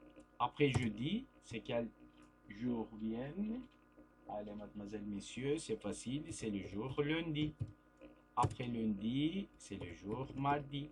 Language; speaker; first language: French; non-native, fluent; Turkish